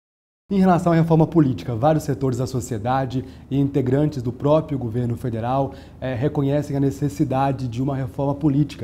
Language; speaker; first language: Portuguese; native; Portuguese